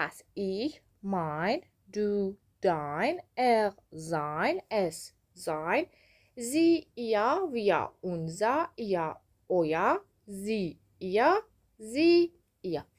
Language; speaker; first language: German; non-native, fluent; Persian